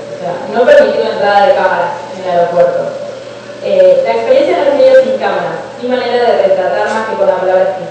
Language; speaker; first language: Spanish; native; Spanish